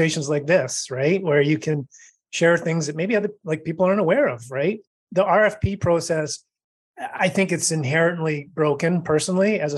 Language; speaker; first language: English; native; English